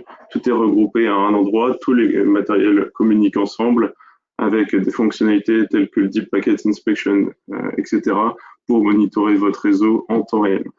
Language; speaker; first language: French; native; French